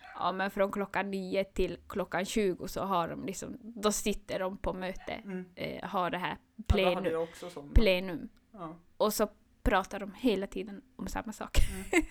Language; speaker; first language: Swedish; non-native, local second language; Northern Sami